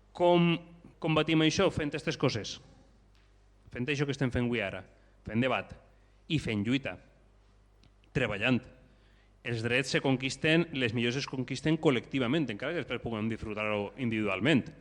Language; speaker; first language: Catalan; native; Catalan